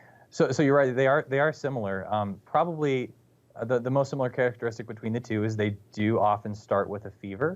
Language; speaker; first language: English; native; English